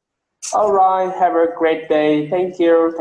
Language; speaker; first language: English; non-native, learner; Vietnamese